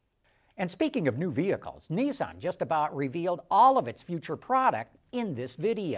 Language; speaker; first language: English; native; English